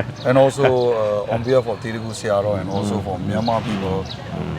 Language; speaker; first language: English; non-native, fluent; Burmese